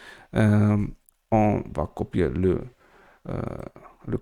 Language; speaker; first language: French; non-native, learner; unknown